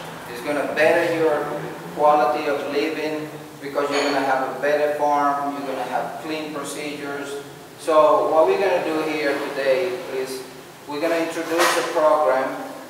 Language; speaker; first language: English; non-native, fluent; Spanish